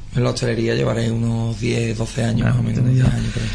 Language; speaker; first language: Spanish; native; Spanish